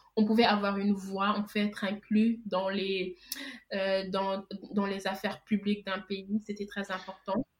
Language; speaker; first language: French; non-native, local second language; Wolof